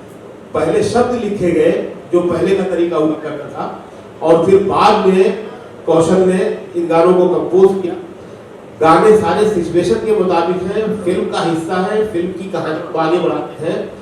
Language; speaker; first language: Hindi; native; Hindi